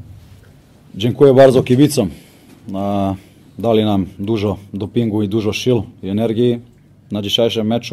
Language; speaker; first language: Polish; non-native, learner; Slovenian